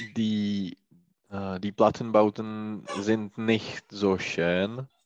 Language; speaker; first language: German; non-native, learner; Czech